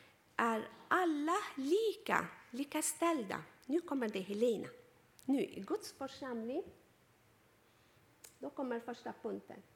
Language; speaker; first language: Swedish; non-native, fluent; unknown